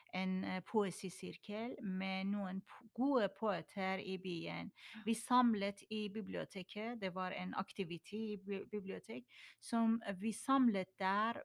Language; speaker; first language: Norwegian; non-native, learner; Persian